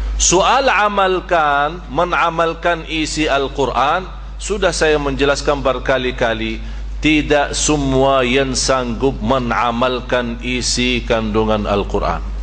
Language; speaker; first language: Malay; non-native, fluent; Arabic